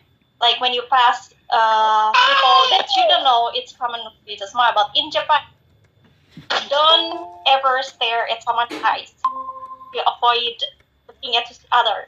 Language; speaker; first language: English; non-native, fluent; Indonesian